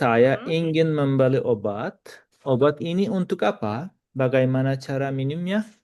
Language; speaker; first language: Indonesian; non-native, learner; Turkish